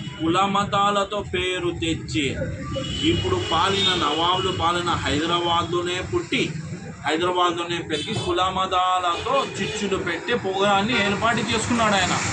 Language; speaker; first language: Telugu; non-native, local second language; Urdu